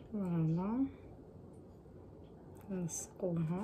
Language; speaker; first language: Arabic; native; Arabic